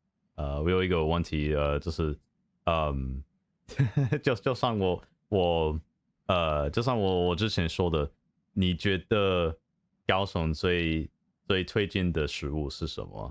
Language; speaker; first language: Chinese; non-native, fluent; English